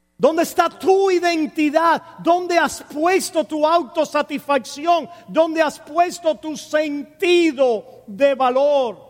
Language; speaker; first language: Spanish; native; Spanish